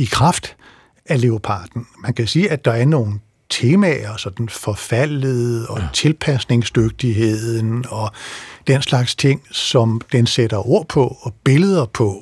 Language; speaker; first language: Danish; native; Danish